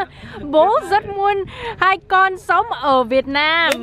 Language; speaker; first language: Vietnamese; early bilingual, heritage; English